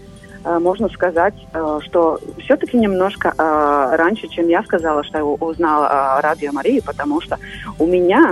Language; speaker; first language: Russian; non-native, local second language; Latvian